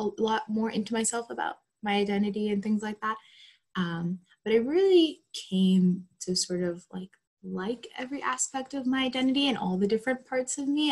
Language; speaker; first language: English; native; English